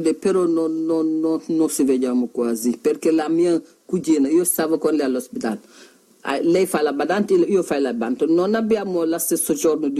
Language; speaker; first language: Italian; non-native, learner; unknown